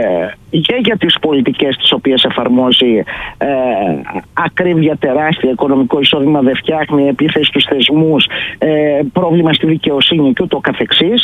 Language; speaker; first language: Greek; native; Greek